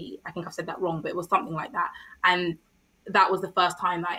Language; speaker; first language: English; native; English